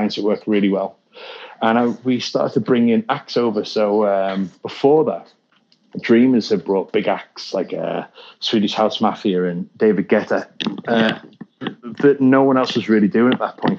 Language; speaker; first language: English; native; English